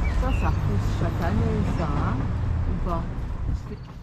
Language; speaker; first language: Thai; native; Thai